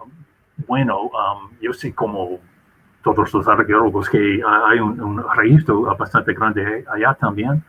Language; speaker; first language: Spanish; non-native, fluent; English